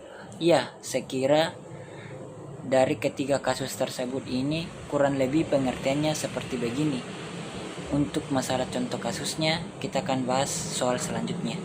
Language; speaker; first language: Indonesian; native; Indonesian